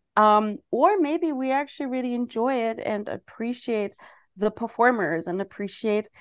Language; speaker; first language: English; non-native, fluent; German